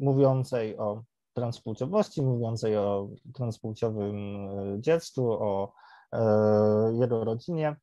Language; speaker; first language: Polish; native; Polish